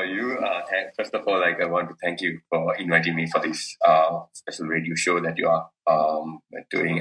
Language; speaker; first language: English; non-native, local second language; Sinhala